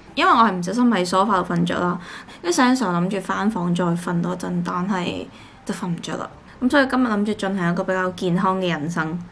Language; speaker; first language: Cantonese; native; Cantonese